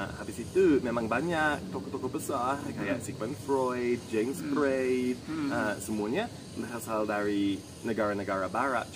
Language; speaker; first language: Indonesian; non-native, fluent; English